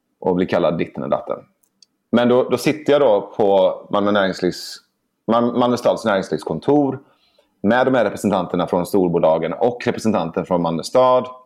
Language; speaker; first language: Swedish; early bilingual, other home language; Persian